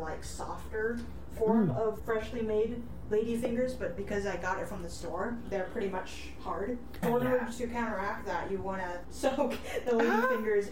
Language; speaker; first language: English; native; English